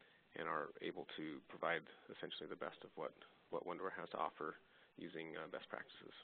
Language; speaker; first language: English; native; English